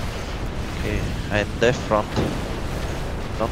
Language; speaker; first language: English; non-native, learner; Russian